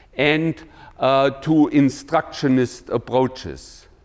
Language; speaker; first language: English; non-native, fluent; German